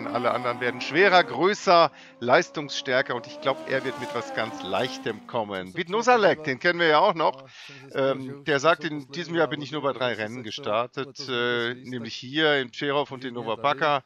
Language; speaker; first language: German; native; German